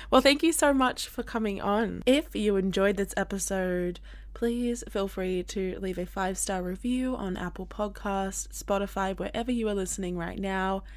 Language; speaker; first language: English; native; English